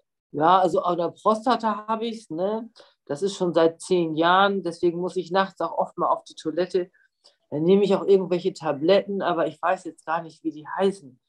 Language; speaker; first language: German; native; German